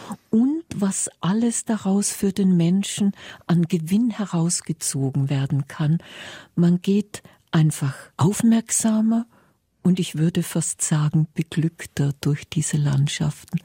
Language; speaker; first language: German; native; German